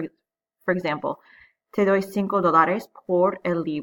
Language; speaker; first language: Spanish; non-native, fluent; English